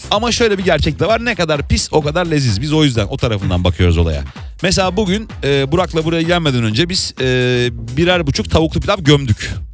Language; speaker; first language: Turkish; native; Turkish